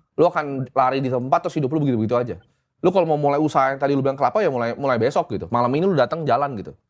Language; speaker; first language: Indonesian; native; Indonesian